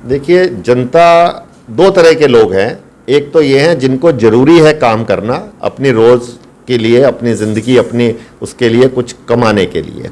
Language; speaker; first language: Hindi; native; Hindi